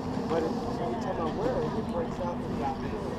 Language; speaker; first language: English; native; English